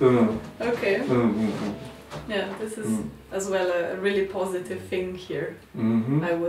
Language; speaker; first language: English; non-native, learner; Slovenian